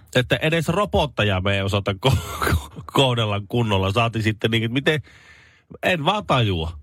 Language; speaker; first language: Finnish; native; Finnish